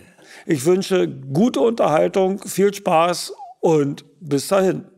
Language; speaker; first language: German; native; German